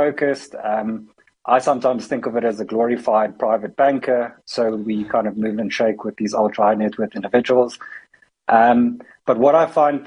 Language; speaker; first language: English; native; English